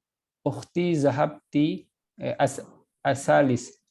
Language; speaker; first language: Arabic; non-native, learner; Indonesian